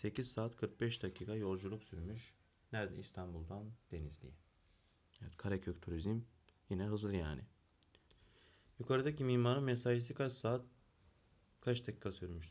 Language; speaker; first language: Turkish; native; Turkish